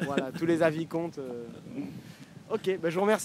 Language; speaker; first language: French; native; French